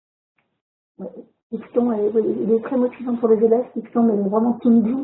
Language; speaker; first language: French; native; French